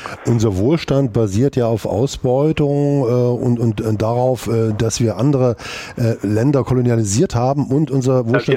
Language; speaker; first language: German; native; German